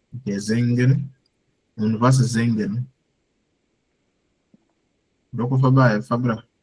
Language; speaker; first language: German; non-native, learner; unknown